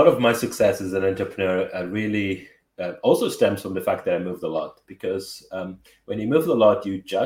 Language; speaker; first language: English; non-native, fluent; Portuguese